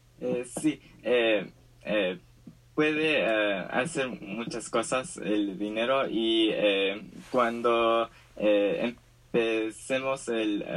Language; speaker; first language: Spanish; early bilingual, heritage; Spanish